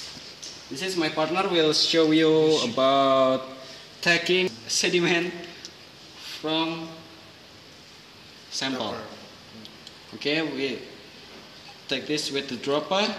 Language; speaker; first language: English; non-native, learner; Indonesian